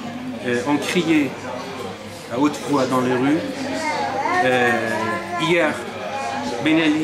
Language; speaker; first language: French; non-native, fluent; Persian